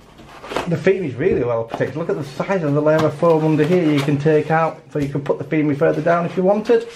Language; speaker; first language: English; native; English